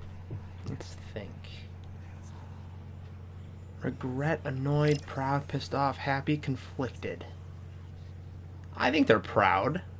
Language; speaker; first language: English; native; English